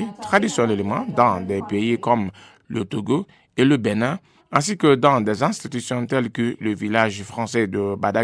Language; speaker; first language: French; non-native, fluent; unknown